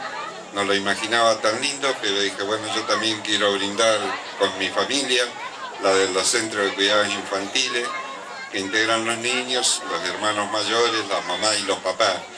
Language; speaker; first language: Spanish; native; Spanish